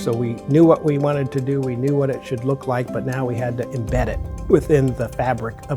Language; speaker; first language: English; native; English